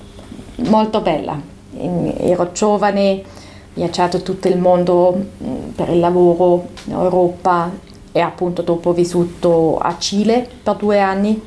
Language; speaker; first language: Italian; non-native, local second language; German